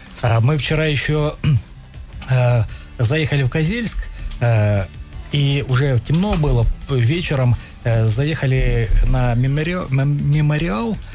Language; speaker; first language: Russian; native; Russian